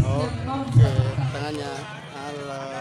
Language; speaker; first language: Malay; non-native, local second language; Buginese